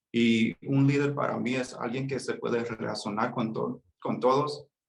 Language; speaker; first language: Spanish; early bilingual, heritage; Spanish